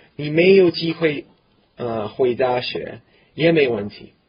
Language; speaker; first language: Chinese; non-native, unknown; English